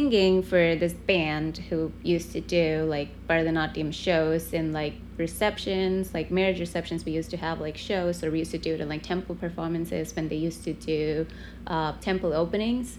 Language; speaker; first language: English; non-native, local second language; Tamil